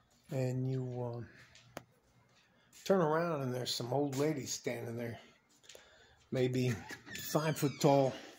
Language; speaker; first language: English; native; English